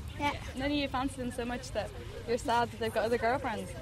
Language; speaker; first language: English; native; English